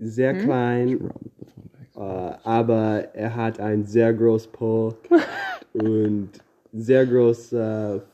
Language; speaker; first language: German; non-native, learner; English